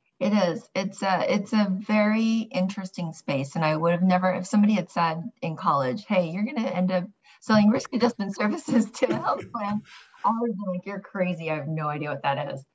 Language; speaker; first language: English; early bilingual, other home language; Korean